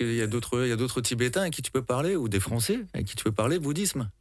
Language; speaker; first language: French; native; French